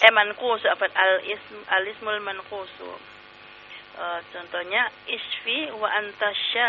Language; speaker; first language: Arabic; non-native, learner; Indonesian